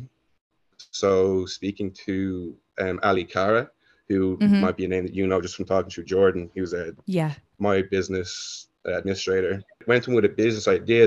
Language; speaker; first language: English; native; English